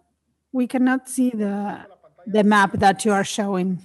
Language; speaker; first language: English; non-native, fluent; Spanish